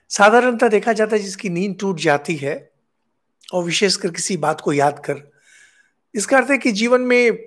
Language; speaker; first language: Hindi; non-native, local second language; Bangla